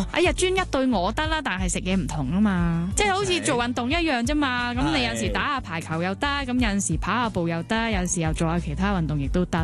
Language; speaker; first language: Cantonese; native; Cantonese